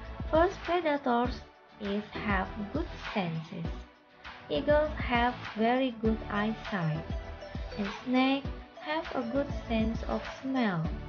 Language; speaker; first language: English; non-native, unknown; Indonesian